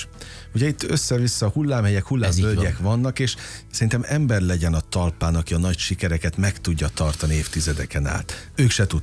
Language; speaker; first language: Hungarian; native; Hungarian